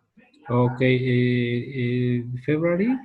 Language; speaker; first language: English; non-native, learner; Spanish